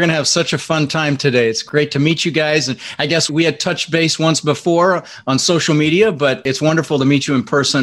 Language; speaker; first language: English; early bilingual, other home language; Dutch